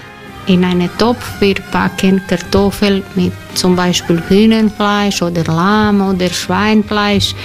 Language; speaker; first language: German; non-native, learner; Croatian